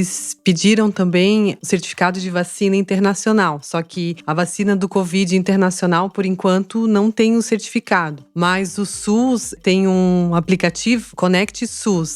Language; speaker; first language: Portuguese; native; Portuguese